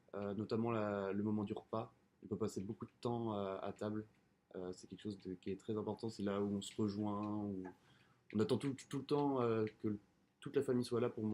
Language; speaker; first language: French; native; French